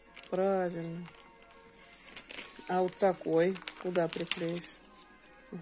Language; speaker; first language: Russian; native; Russian